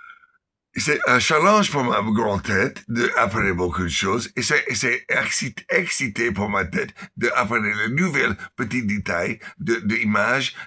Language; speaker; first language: French; non-native, learner; English